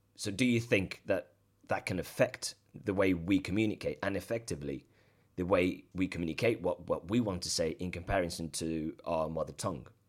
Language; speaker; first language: English; non-native, fluent; Spanish